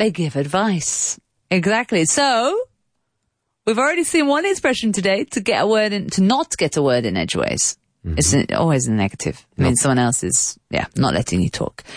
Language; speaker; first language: English; native; English